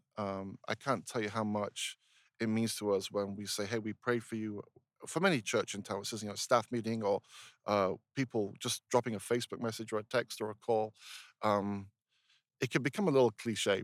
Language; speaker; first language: English; native; English